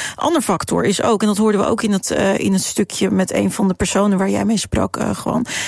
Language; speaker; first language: Dutch; native; Dutch